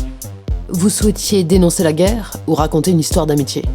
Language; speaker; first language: French; native; French